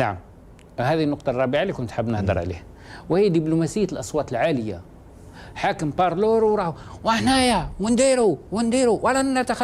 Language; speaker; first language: Arabic; native; Arabic